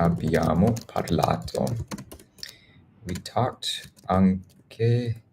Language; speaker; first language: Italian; non-native, learner; English